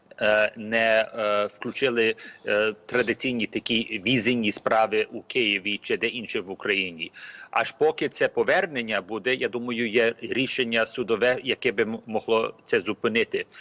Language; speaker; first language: Ukrainian; early bilingual, heritage; Ukrainian